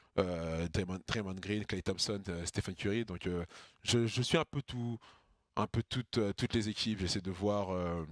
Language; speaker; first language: French; native; French